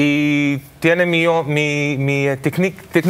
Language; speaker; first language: Spanish; non-native, learner; Hebrew